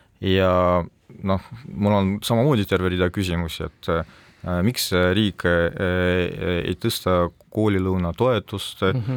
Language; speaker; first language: Estonian; non-native, local second language; Russian